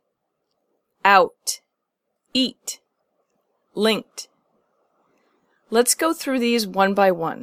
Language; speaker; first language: English; native; English